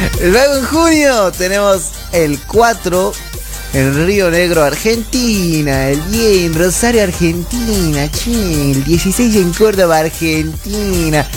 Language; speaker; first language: Spanish; native; Spanish